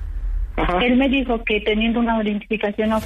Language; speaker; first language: Spanish; native; Spanish